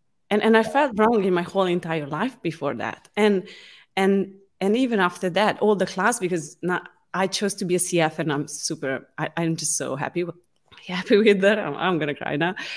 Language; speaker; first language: English; non-native, fluent; Hungarian